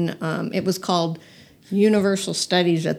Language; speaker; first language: English; native; English